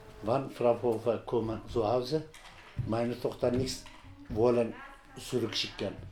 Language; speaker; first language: German; non-native, learner; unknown